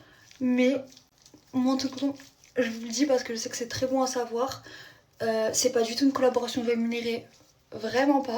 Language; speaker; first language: French; native; French